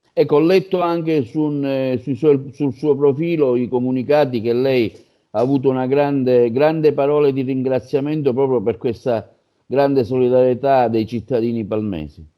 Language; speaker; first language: Italian; native; Italian